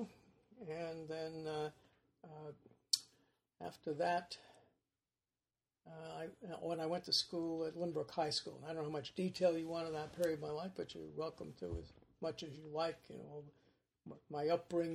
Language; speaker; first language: English; native; English